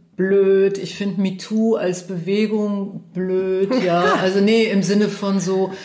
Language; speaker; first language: German; native; German